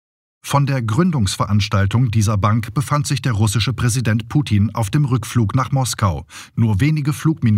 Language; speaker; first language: German; native; German